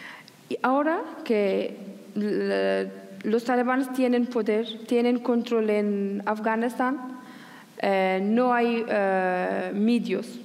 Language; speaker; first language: Spanish; non-native, learner; Persian